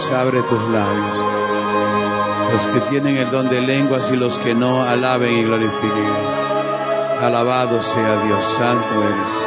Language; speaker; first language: Spanish; native; Spanish